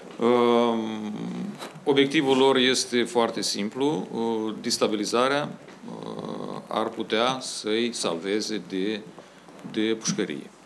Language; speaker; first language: Romanian; native; Romanian